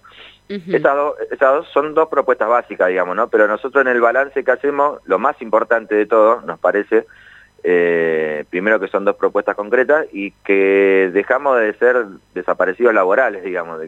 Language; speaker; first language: Spanish; native; Spanish